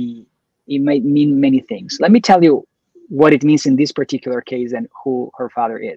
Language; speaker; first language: English; non-native, fluent; Italian